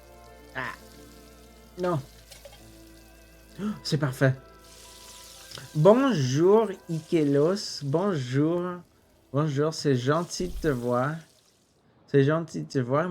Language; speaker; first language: French; non-native, local second language; English